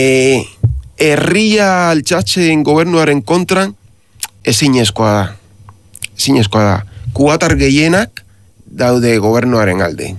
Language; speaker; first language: Basque; non-native, learner; Spanish